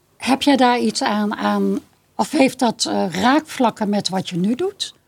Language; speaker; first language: Dutch; native; Dutch